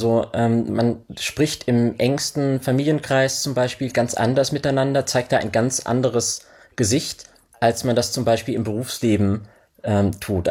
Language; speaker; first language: German; native; German